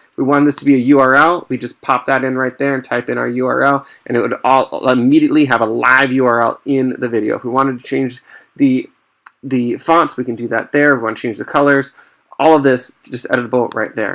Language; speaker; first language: English; native; English